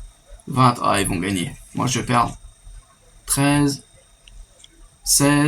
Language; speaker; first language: French; native; French